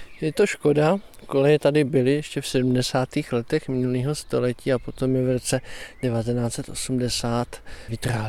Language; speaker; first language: Czech; native; Czech